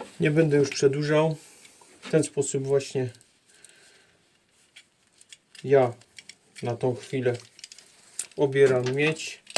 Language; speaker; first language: Polish; native; Polish